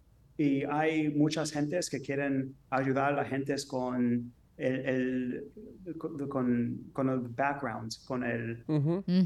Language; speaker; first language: Spanish; early bilingual, heritage; English